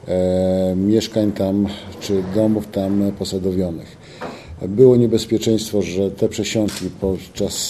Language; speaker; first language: Polish; native; Polish